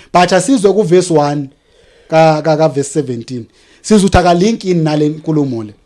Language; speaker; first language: Zulu; native; Zulu